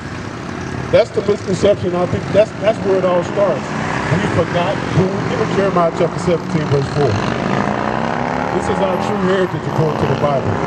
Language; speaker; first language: English; native; English